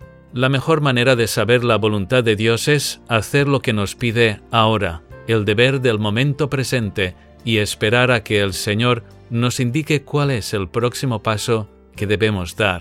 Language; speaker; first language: Spanish; native; Spanish